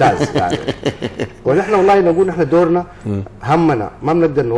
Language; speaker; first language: Arabic; native; Arabic